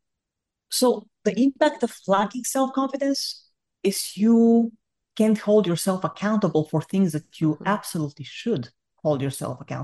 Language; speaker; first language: English; non-native, fluent; Bulgarian